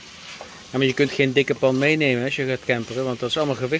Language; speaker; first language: Dutch; native; Dutch